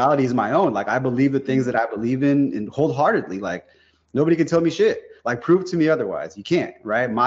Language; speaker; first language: English; native; English